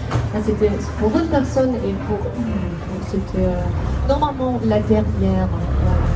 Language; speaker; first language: French; non-native, local second language; Dutch